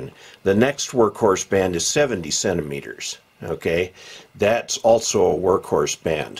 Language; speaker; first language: English; native; English